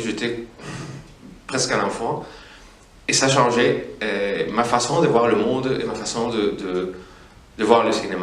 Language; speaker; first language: French; non-native, fluent; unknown